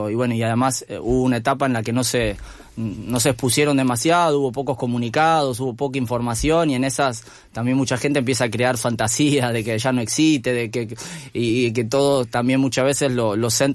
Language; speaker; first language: Spanish; native; Spanish